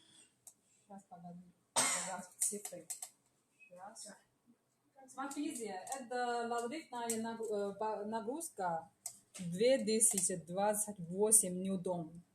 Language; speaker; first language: Russian; non-native, learner; Chinese